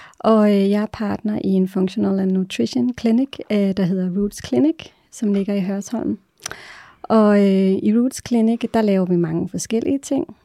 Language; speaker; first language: Danish; native; Danish